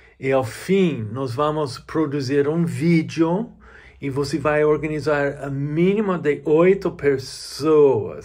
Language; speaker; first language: Portuguese; non-native, learner; English